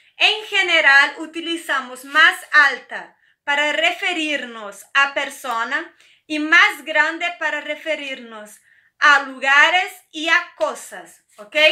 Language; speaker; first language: Spanish; non-native, fluent; Portuguese